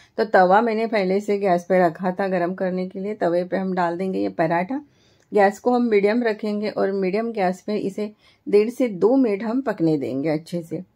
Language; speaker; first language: Hindi; non-native, local second language; Marathi